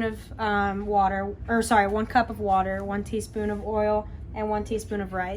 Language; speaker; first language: English; native; English